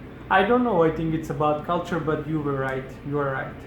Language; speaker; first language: English; non-native, fluent; Turkish